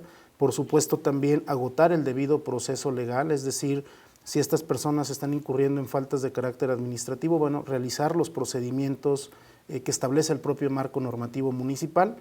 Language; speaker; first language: Spanish; native; Spanish